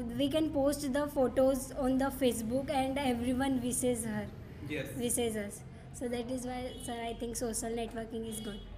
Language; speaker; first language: English; non-native, learner; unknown